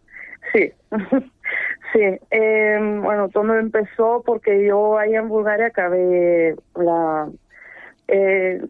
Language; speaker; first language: Spanish; non-native, fluent; Bulgarian